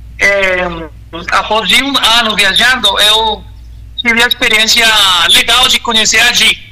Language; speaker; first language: Portuguese; non-native, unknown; Spanish